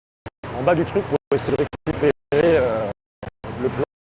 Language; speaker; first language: French; native; French